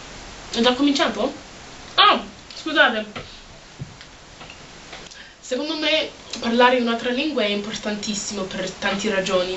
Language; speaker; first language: Italian; non-native, fluent; English